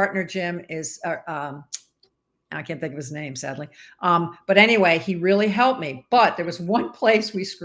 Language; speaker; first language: English; native; English